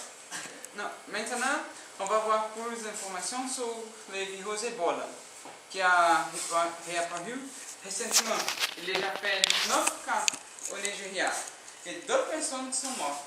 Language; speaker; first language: French; non-native, learner; Portuguese